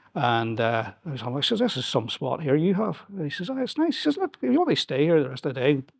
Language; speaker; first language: English; native; English